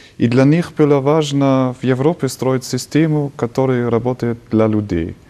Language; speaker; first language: Russian; non-native, fluent; German